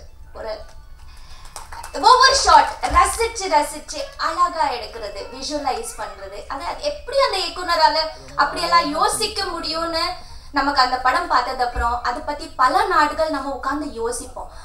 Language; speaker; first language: Tamil; non-native, local second language; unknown